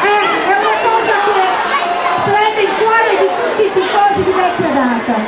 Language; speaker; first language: Italian; native; Italian